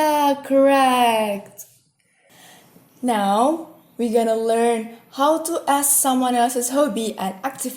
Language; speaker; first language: English; non-native, fluent; Indonesian